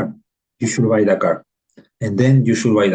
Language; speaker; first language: English; non-native, learner; Spanish